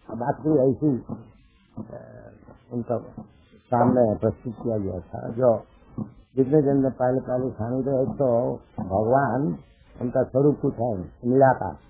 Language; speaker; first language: Hindi; non-native, local second language; Bangla